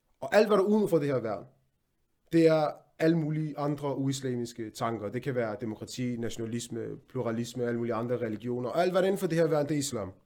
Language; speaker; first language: Danish; early bilingual, other home language; Arabic